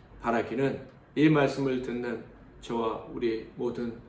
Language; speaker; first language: Korean; native; Korean